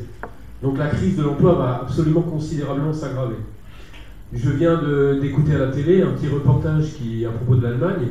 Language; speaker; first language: French; native; French